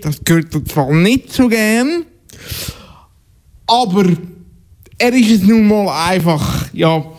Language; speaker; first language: German; native; German